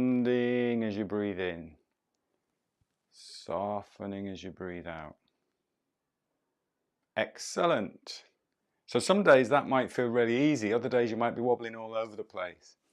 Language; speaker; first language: English; native; English